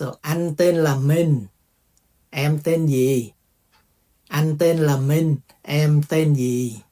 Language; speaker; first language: Vietnamese; early bilingual, heritage; Vietnamese